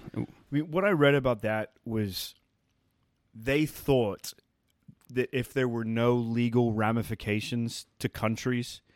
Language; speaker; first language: English; native; English